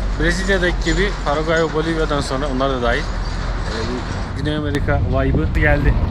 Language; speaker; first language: Turkish; native; Turkish